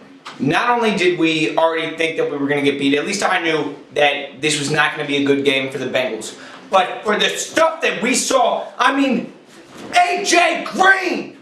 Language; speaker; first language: English; native; English